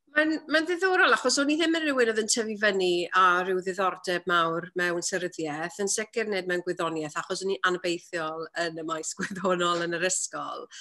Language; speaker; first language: Welsh; native; Welsh